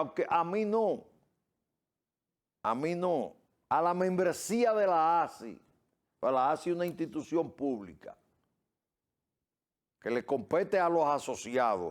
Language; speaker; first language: Spanish; native; Spanish